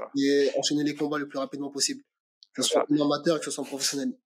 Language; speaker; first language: French; native; French